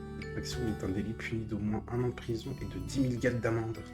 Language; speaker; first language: French; native; French